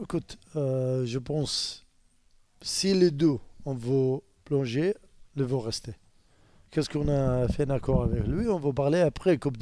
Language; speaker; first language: French; non-native, learner; Arabic